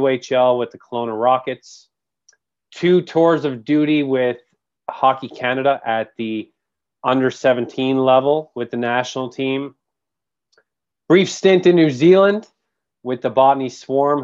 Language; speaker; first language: English; native; English